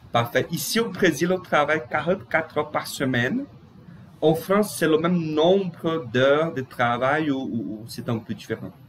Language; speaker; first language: French; non-native, fluent; Portuguese